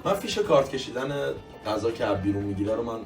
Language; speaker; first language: Persian; native; Persian